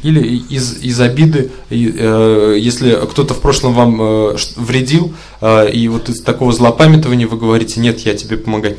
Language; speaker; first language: Russian; native; Russian